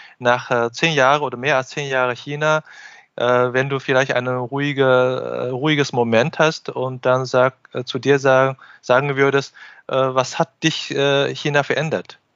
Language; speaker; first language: German; non-native, fluent; Chinese